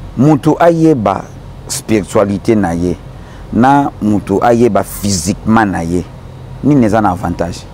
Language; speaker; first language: Lingala; native; Lingala